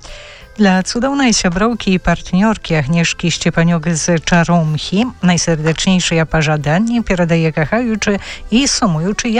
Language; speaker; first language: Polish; non-native, local second language; Belarusian